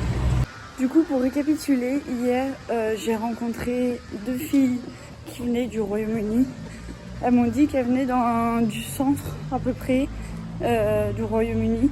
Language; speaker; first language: French; native; French